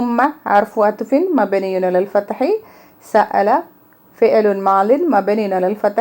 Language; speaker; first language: Arabic; non-native, fluent; Malayalam